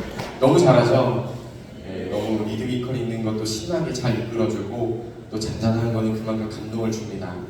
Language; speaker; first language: Korean; native; Korean